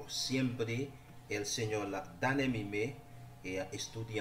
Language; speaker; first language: Spanish; non-native, learner; Haitian Creole